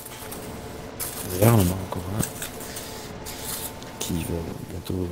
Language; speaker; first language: French; native; French